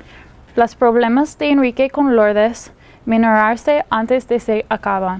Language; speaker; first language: Spanish; non-native, learner; English